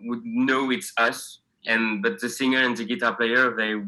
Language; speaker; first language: English; non-native, fluent; French